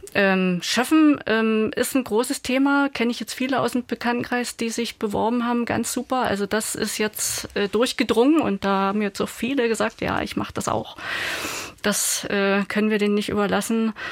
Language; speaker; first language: German; native; German